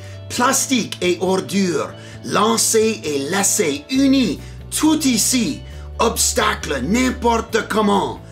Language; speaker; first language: French; non-native, learner; English